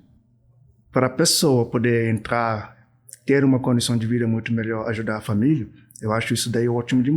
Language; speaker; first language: Portuguese; non-native, fluent; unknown